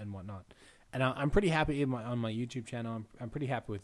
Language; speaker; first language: English; native; English